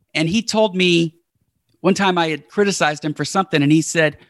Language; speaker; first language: English; native; English